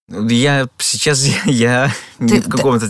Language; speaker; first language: Russian; non-native, fluent; Greek